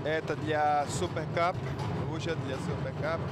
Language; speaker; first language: Russian; non-native, learner; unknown